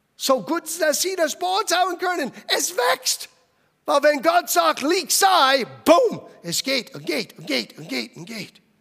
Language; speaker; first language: German; non-native, fluent; English